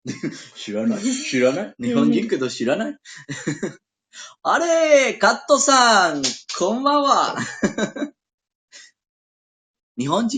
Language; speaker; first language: Japanese; non-native, learner; Spanish